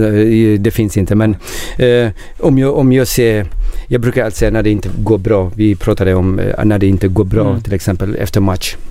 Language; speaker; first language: Swedish; non-native, learner; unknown